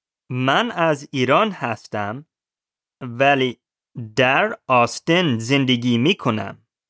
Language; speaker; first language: Persian; non-native, learner; English